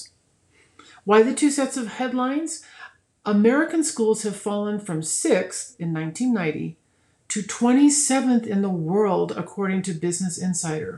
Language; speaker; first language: English; native; English